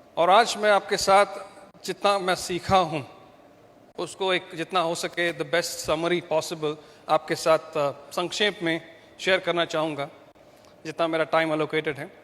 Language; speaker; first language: Hindi; non-native, local second language; Malayalam